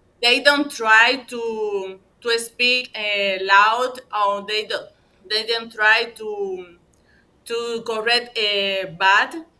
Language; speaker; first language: English; non-native, learner; Spanish